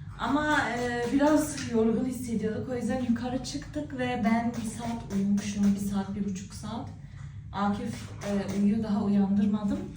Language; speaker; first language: Turkish; early bilingual, heritage; Turkish